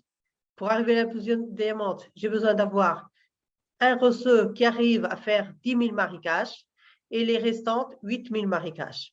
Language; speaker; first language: French; non-native, learner; Portuguese